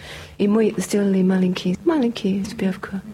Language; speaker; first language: Russian; non-native, fluent; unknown